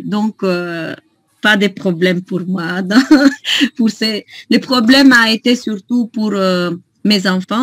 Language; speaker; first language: French; non-native, fluent; Italian